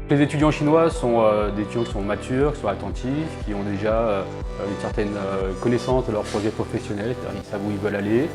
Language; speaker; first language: French; native; French